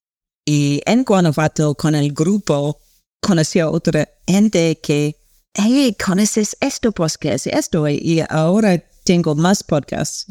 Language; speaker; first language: Spanish; non-native, learner; English